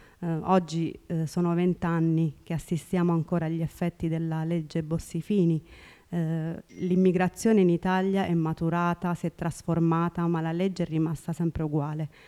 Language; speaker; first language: Italian; early bilingual, other home language; Tigrinya